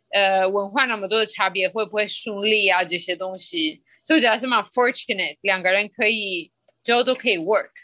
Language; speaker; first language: Chinese; non-native, fluent; Spanish